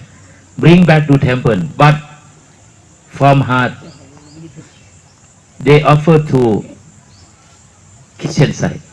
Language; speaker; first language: English; non-native, learner; Thai